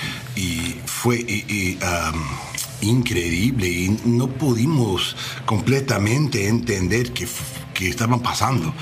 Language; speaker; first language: Spanish; non-native, learner; English